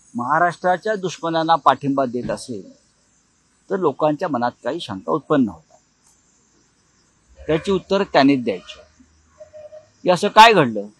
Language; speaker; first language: Marathi; native; Marathi